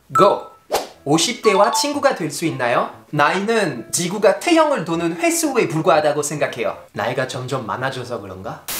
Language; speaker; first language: Korean; non-native, fluent; French